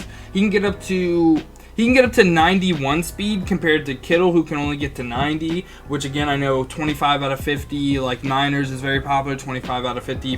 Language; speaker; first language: English; native; English